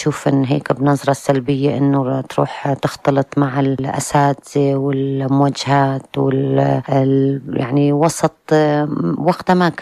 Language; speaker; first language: Arabic; non-native, local second language; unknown